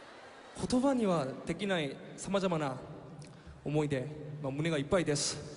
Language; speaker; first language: Japanese; non-native, fluent; Korean